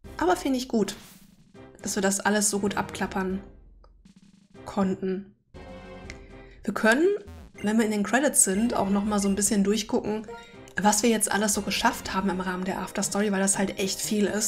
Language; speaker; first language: German; native; German